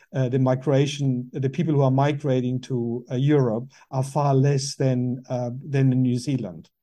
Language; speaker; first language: English; non-native, fluent; German